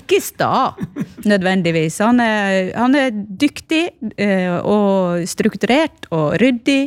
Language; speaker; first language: Norwegian; native; Norwegian